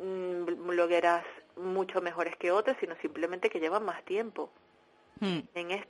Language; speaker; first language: Spanish; native; Spanish